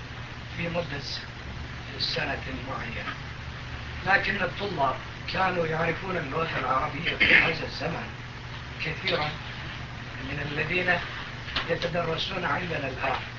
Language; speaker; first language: Arabic; non-native, fluent; Turkish